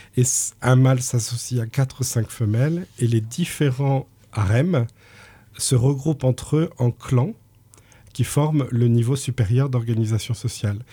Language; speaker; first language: French; native; French